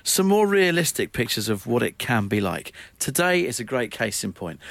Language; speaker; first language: English; native; English